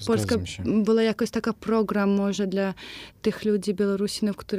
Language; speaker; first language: Polish; non-native, fluent; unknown